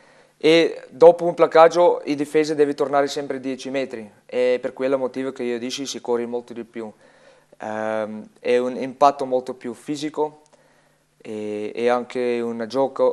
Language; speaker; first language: Italian; non-native, learner; Afrikaans